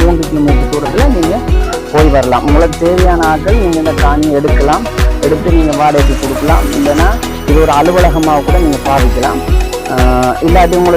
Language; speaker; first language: Tamil; native; Tamil